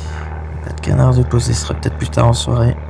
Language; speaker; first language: French; native; French